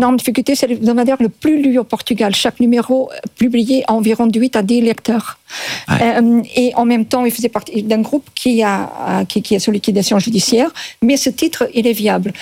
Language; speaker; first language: French; non-native, fluent; Portuguese